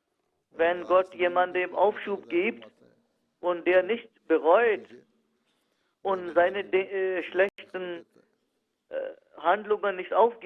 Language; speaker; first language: German; non-native, fluent; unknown